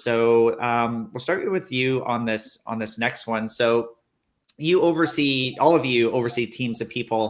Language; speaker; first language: English; native; English